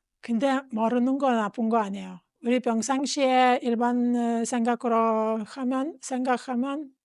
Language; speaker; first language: Korean; non-native, fluent; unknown